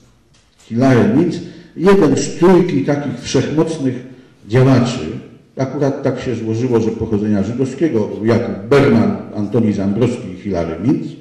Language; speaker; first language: Polish; native; Polish